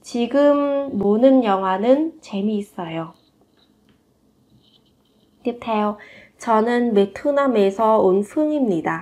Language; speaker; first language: Korean; non-native, fluent; Vietnamese